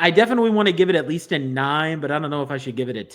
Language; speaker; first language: English; native; English